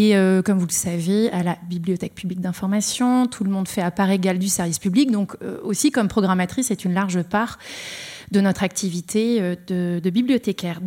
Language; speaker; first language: French; native; French